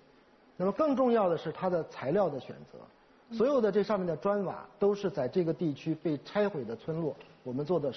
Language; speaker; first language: Chinese; native; Chinese